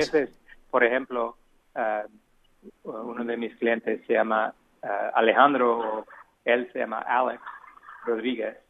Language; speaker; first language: Spanish; non-native, fluent; English